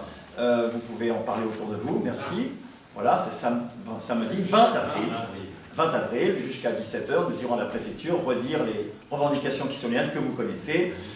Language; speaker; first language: French; native; French